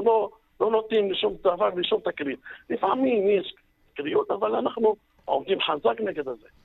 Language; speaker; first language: Hebrew; non-native, fluent; Arabic